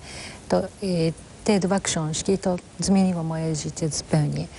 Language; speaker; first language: Polish; non-native, fluent; Japanese